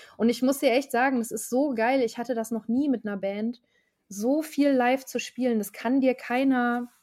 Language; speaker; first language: German; native; German